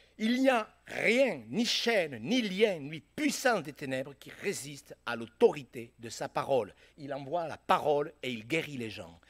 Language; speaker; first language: French; native; French